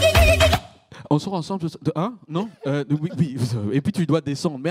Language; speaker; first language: French; non-native, local second language; Kinyarwanda